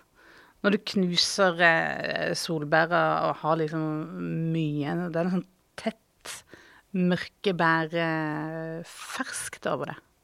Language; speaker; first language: Norwegian; native; Norwegian